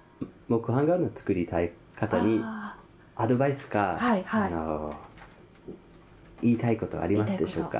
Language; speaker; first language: Japanese; non-native, fluent; English